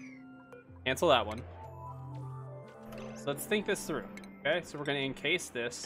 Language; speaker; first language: English; native; English